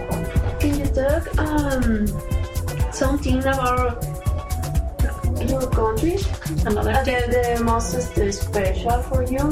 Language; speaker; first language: English; non-native, learner; Spanish